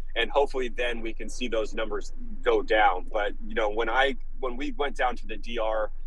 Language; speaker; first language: English; native; English